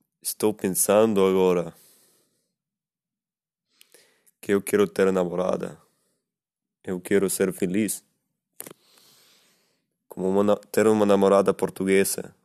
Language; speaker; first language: Portuguese; non-native, learner; Russian